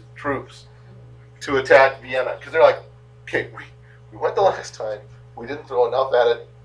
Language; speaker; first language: English; native; English